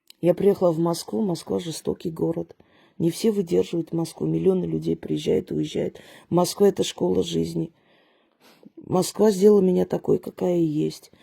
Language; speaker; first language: Russian; early bilingual, other home language; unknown